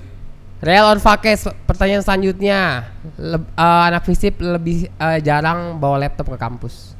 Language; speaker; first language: Indonesian; native; Indonesian